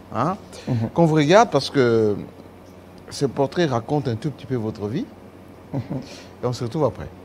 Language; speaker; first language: French; non-native, local second language; Lingala